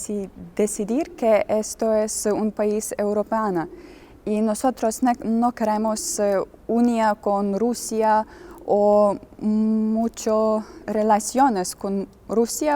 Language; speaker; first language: Spanish; non-native, learner; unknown